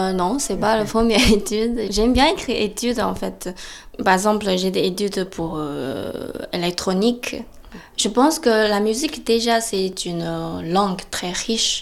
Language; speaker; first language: French; non-native, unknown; Chinese